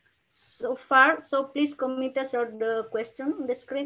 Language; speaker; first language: English; non-native, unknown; Indonesian